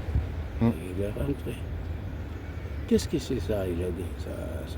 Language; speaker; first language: French; non-native, learner; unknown